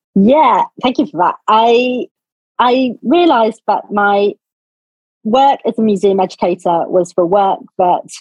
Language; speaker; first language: English; native; English